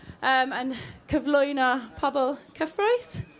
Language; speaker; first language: Welsh; non-native, learner; English